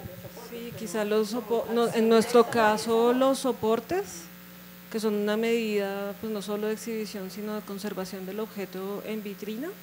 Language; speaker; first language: Spanish; native; Spanish